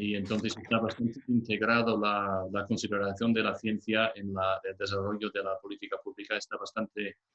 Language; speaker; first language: Spanish; non-native, fluent; English